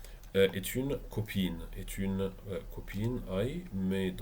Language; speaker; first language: French; non-native, fluent; Arabic